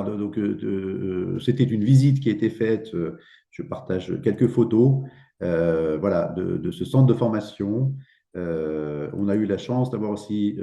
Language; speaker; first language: French; native; French